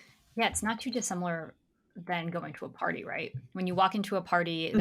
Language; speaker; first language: English; native; English